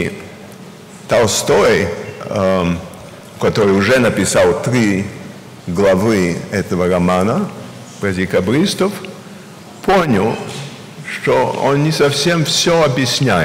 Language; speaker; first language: Russian; early bilingual, heritage; Russian